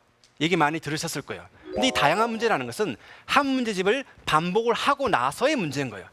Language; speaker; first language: Korean; native; Korean